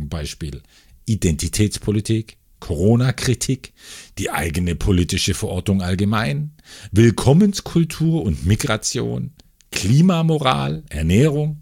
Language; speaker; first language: German; native; German